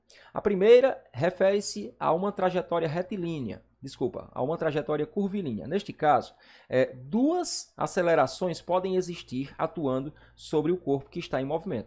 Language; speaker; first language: Portuguese; native; Portuguese